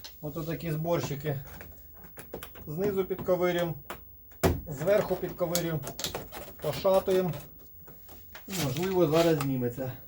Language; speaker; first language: Ukrainian; native; Ukrainian